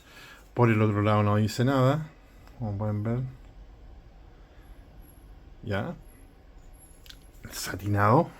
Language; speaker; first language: Spanish; native; Spanish